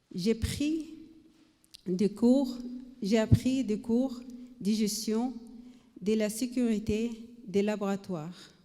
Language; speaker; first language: French; non-native, learner; Arabic